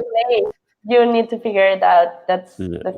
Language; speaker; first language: English; non-native, fluent; Spanish